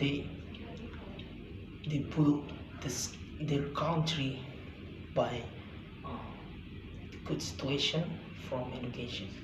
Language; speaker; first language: English; non-native, learner; Indonesian